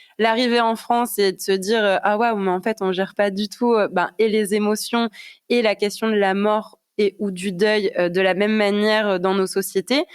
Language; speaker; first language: French; native; French